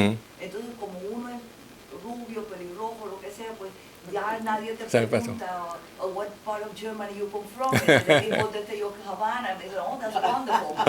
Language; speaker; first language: Spanish; native; Spanish